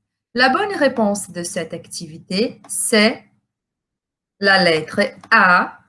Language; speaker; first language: French; non-native, fluent; Portuguese